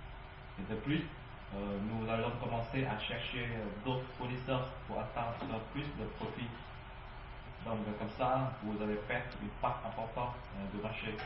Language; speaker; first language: French; non-native, learner; Vietnamese